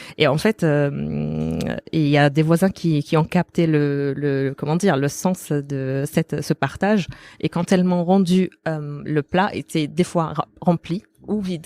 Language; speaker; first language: French; non-native, fluent; Arabic